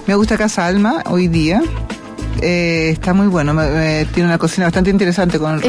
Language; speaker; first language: Spanish; native; Spanish